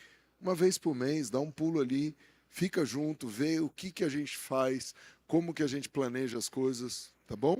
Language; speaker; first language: Portuguese; native; Portuguese